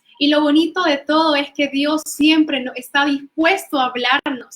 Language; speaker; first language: Spanish; native; Spanish